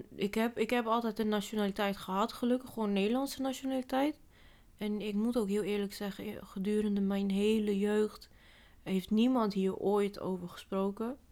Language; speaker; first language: Dutch; early bilingual, other home language; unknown